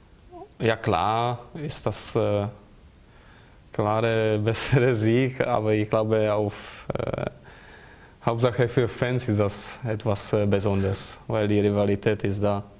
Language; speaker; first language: German; non-native, fluent; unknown